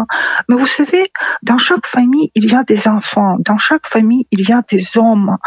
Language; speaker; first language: French; non-native, fluent; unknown